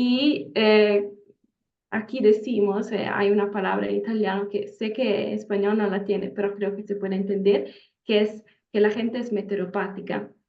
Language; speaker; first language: Spanish; non-native, fluent; Italian